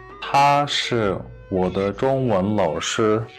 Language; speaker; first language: Chinese; non-native, fluent; Kyrgyz